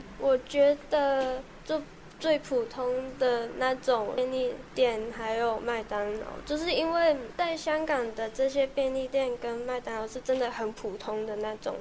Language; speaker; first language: Chinese; non-native, local second language; Cantonese